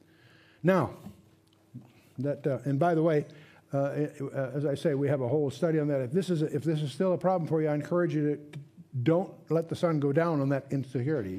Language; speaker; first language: English; native; English